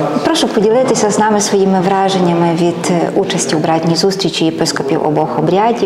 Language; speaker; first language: Ukrainian; native; Ukrainian